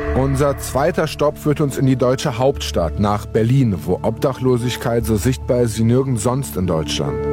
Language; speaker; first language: German; native; German